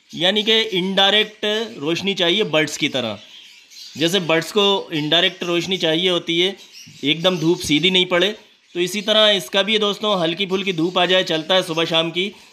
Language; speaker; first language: Hindi; native; Hindi